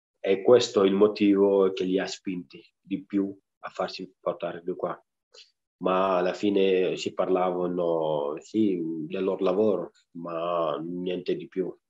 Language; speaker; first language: Italian; non-native, fluent; Wolof